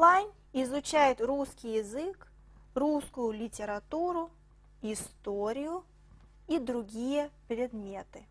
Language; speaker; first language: Russian; non-native, fluent; Chinese